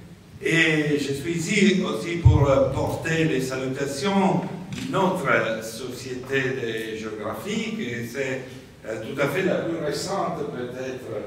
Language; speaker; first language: French; non-native, fluent; Italian